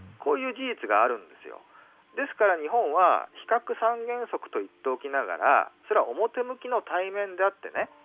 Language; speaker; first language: Japanese; native; Japanese